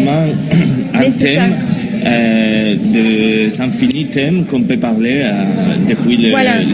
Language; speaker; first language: French; non-native, learner; Spanish